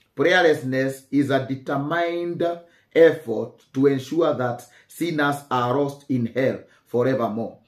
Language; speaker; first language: English; non-native, local second language; Swahili